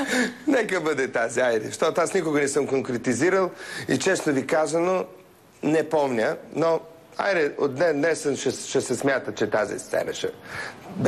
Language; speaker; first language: Bulgarian; early bilingual, heritage; Russian